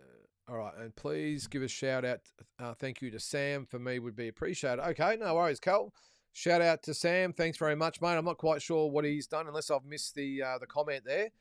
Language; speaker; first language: English; native; English